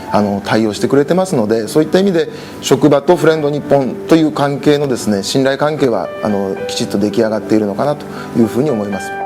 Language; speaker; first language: Japanese; native; Japanese